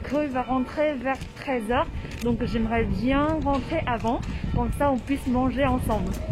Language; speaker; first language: French; non-native, fluent; Vietnamese